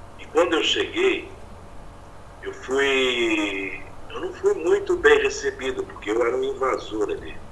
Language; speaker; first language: Portuguese; native; Portuguese